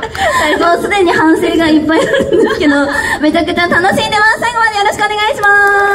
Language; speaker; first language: Japanese; native; Japanese